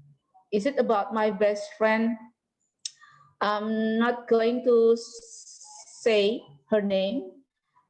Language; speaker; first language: English; non-native, learner; Indonesian